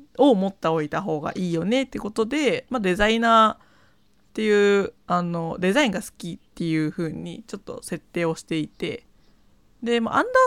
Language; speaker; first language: Japanese; non-native, fluent; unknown